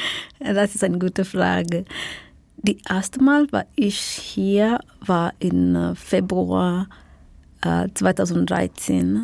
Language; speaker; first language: German; non-native, learner; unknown